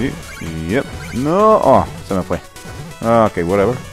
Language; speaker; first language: Spanish; native; Spanish